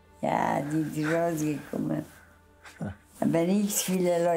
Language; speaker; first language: German; non-native, fluent; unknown